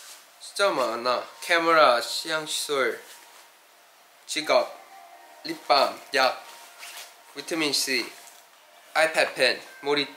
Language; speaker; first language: Korean; non-native, fluent; Thai